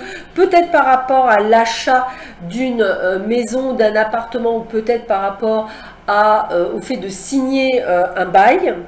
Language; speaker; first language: French; native; French